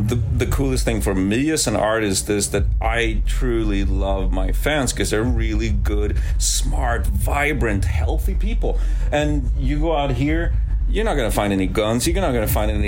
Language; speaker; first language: English; non-native, fluent; Swedish